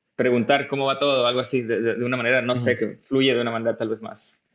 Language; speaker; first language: Spanish; native; Spanish